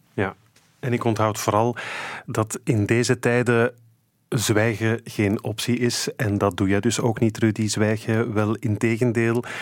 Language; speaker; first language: Dutch; native; Dutch